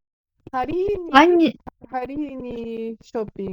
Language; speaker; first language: Indonesian; non-native, learner; English